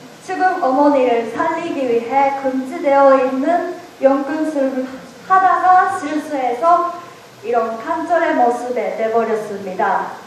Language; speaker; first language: Korean; non-native, learner; Japanese